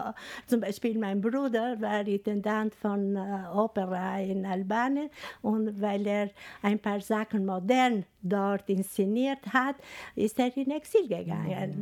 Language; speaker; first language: German; non-native, fluent; Albanian